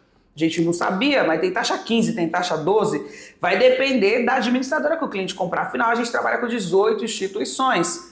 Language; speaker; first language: Portuguese; native; Portuguese